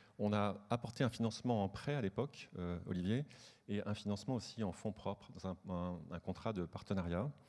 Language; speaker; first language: French; native; French